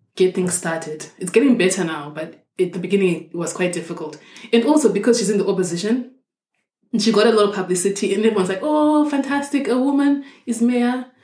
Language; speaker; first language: English; non-native, local second language; Shona